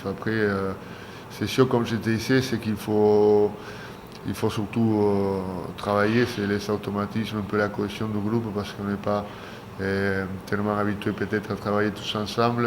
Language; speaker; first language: French; non-native, fluent; Spanish